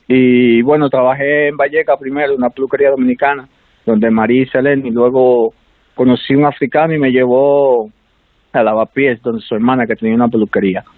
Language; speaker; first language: Spanish; native; Spanish